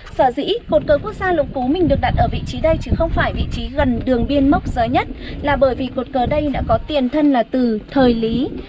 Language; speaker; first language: Vietnamese; non-native, local second language; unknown